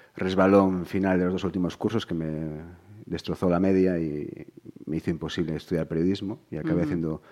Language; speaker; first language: Spanish; native; Spanish